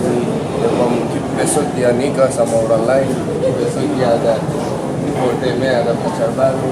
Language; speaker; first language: Indonesian; non-native, learner; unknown